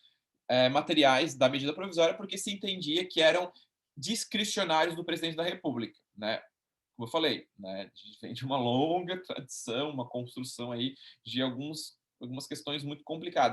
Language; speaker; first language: Portuguese; native; Portuguese